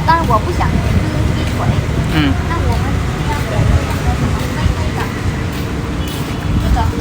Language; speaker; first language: Chinese; non-native, learner; Vietnamese